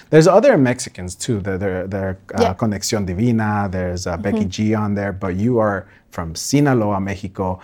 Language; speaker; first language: English; early bilingual, other home language; Spanish